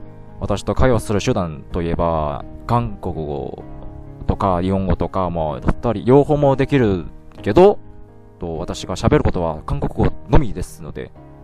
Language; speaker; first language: Japanese; non-native, learner; Korean